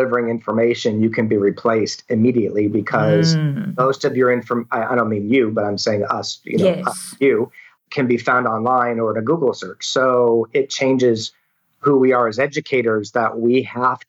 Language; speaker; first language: English; native; English